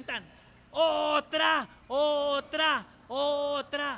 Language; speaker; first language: Spanish; native; Spanish